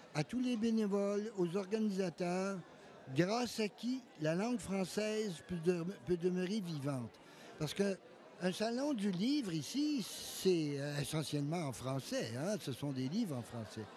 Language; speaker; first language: French; native; French